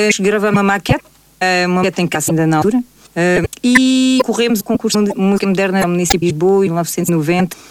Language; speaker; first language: Portuguese; early bilingual, heritage; Portuguese